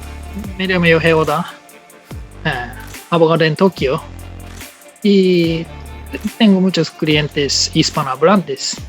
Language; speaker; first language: Spanish; non-native, learner; Japanese